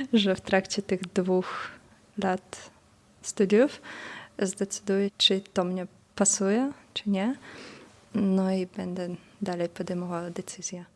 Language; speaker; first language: Polish; non-native, fluent; Russian